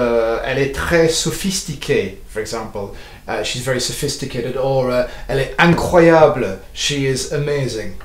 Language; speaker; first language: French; non-native, fluent; English